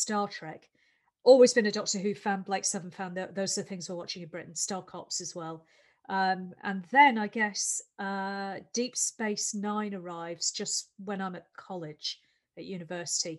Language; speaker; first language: English; native; English